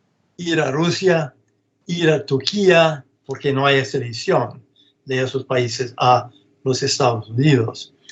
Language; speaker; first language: Spanish; non-native, fluent; English